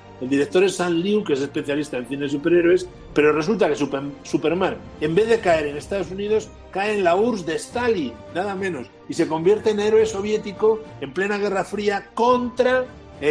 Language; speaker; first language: Spanish; native; Spanish